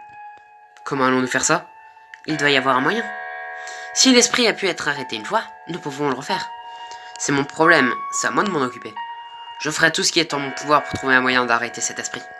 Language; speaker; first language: French; native; French